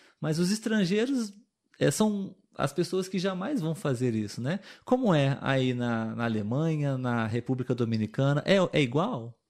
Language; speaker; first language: Portuguese; native; Portuguese